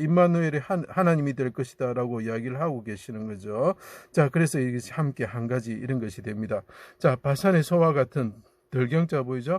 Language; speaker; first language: Korean; native; Korean